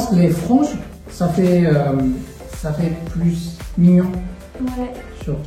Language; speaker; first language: French; non-native, fluent; Korean